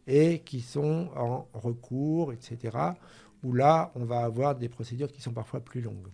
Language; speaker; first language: French; native; French